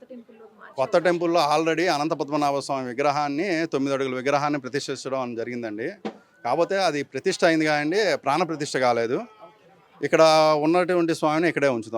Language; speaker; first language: Telugu; native; Telugu